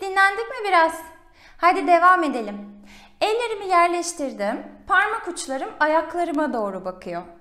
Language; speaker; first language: Turkish; native; Turkish